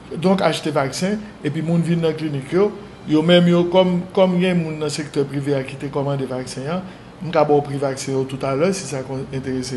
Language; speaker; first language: French; non-native, local second language; Haitian Creole